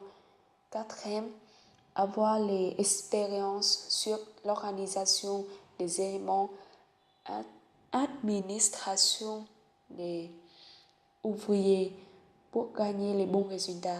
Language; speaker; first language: French; non-native, learner; Vietnamese